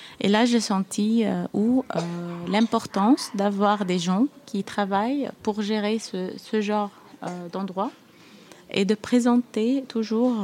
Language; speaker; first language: French; non-native, fluent; Arabic